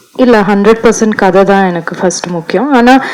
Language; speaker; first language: Tamil; non-native, local second language; Malayalam